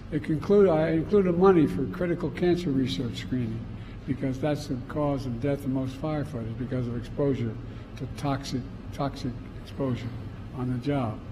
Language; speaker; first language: English; native; English